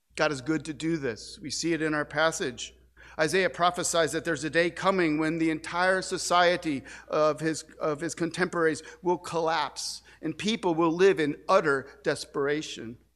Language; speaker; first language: English; native; English